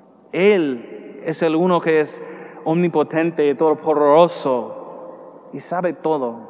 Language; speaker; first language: Spanish; non-native, learner; English